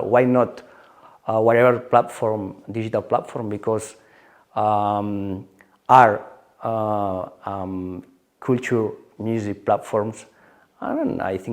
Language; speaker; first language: English; non-native, learner; Spanish